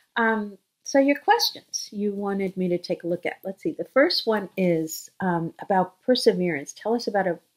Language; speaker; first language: English; native; English